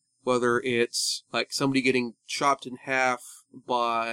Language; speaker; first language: English; native; English